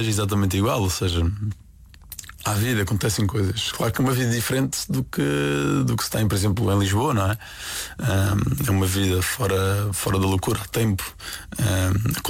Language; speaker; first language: Portuguese; native; Portuguese